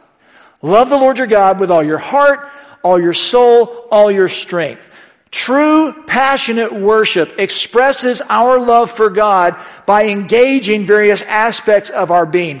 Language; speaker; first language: English; native; English